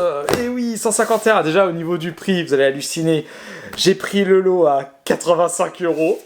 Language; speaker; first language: French; native; French